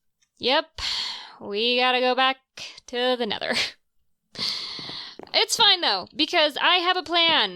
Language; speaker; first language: English; native; English